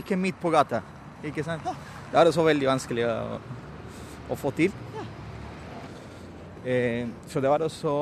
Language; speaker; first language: Norwegian; non-native, fluent; Spanish